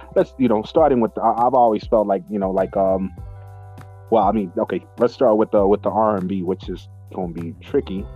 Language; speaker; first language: English; non-native, local second language; Shona